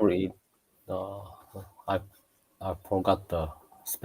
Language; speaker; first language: English; non-native, learner; Japanese